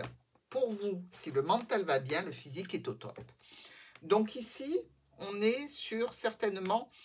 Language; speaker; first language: French; native; French